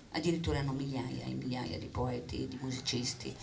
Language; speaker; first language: Italian; non-native, fluent; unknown